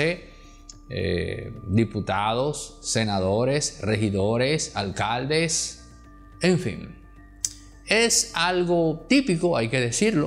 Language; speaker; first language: Spanish; native; Spanish